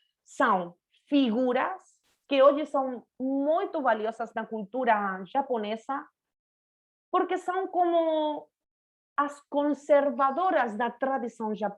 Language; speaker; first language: Portuguese; non-native, fluent; Spanish